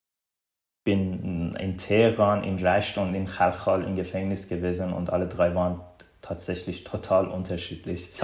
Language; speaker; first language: German; non-native, fluent; Persian